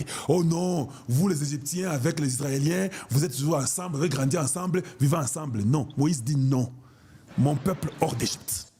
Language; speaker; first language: French; non-native, local second language; Lingala